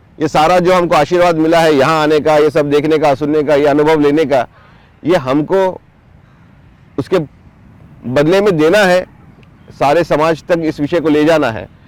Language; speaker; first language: Hindi; non-native, local second language; Marathi